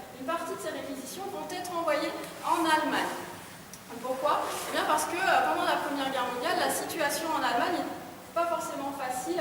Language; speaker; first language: French; native; French